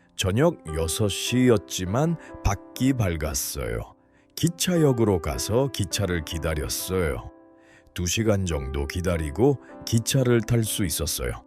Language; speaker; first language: Korean; non-native, learner; Uzbek